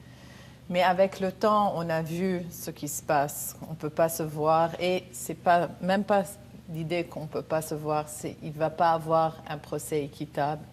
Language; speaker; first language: French; non-native, local second language; Arabic